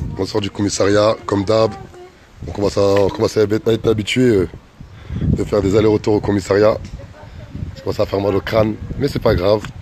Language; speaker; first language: French; early bilingual, other home language; Soninke